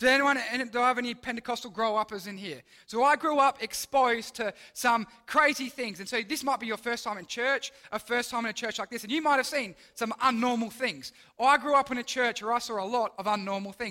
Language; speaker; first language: English; native; English